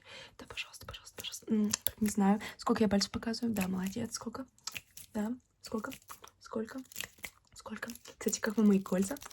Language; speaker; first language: Russian; early bilingual, heritage; Russian